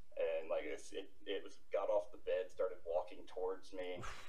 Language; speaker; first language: English; native; English